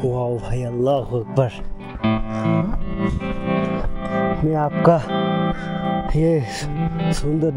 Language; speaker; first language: Hindi; non-native, learner; Bangla